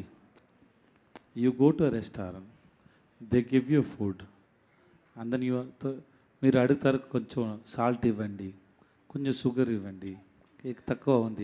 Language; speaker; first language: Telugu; non-native, learner; Tamil